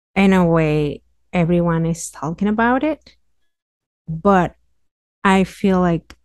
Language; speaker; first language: English; non-native, fluent; Spanish